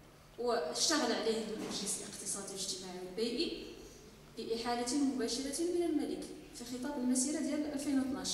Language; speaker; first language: Arabic; native; Arabic